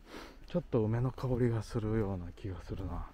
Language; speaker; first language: Japanese; non-native, learner; Indonesian